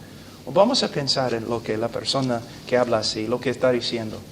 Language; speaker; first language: Spanish; non-native, fluent; English